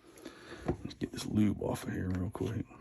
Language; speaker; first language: English; native; English